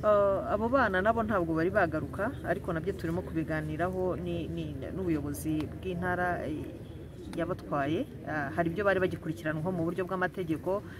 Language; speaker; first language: Kinyarwanda; native; Kinyarwanda